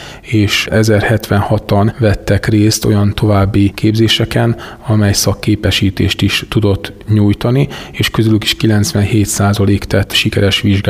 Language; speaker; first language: Hungarian; native; Hungarian